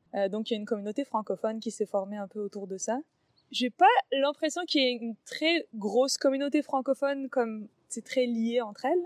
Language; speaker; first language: French; native; French